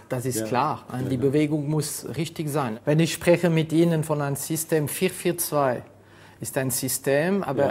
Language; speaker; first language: German; non-native, fluent; French